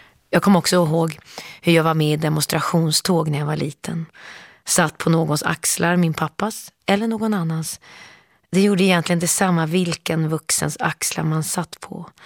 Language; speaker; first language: Swedish; native; Swedish